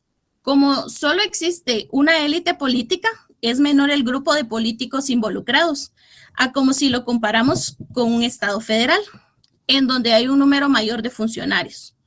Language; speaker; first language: Spanish; native; Spanish